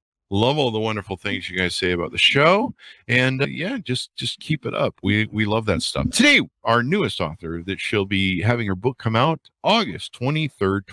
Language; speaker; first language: English; native; English